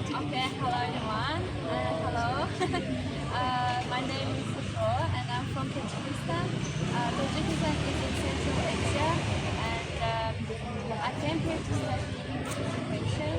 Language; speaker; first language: English; non-native, fluent; Tajik